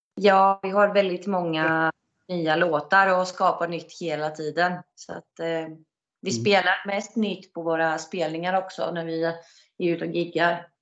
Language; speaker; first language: Swedish; non-native, fluent; Greek